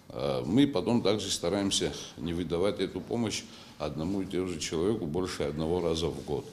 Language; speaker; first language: Russian; non-native, local second language; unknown